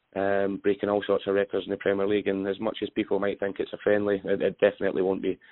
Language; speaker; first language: English; native; English